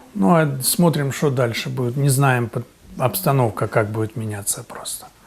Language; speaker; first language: Russian; native; Russian